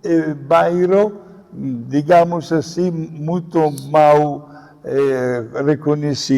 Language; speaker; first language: Portuguese; non-native, fluent; Italian